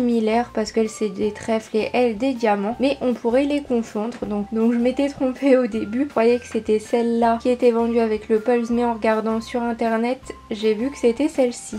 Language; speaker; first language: French; native; French